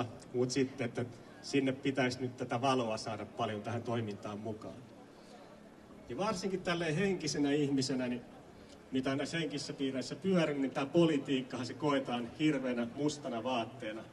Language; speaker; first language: Finnish; native; Finnish